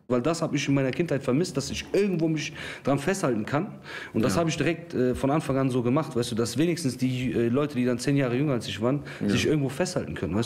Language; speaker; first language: German; early bilingual, other home language; Kurdish